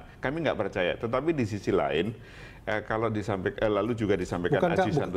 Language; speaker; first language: Indonesian; native; Indonesian